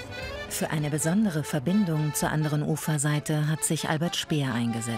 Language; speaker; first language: German; native; German